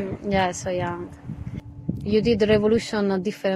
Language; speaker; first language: English; non-native, learner; Italian